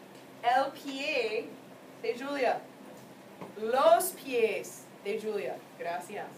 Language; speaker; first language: Spanish; non-native, fluent; English